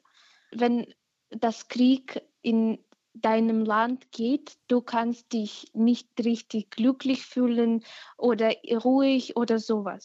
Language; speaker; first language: German; non-native, fluent; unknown